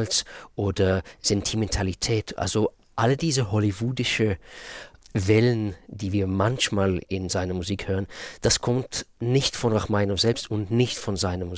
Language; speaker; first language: German; non-native, fluent; Russian